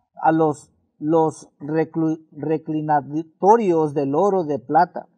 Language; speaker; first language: Spanish; early bilingual, heritage; Spanish